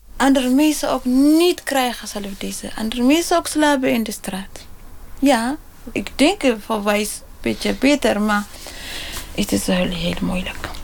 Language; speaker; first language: Dutch; non-native, learner; Tigrinya